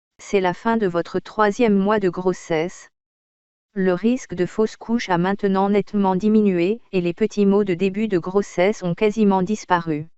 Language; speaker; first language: French; native; French